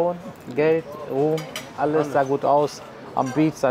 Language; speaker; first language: German; native; German